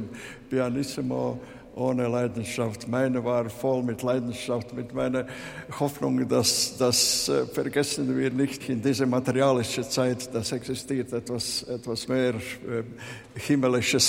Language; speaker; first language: German; non-native, fluent; Latvian